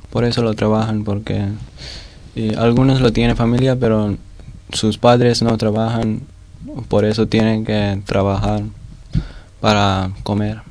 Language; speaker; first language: Spanish; non-native, local second language; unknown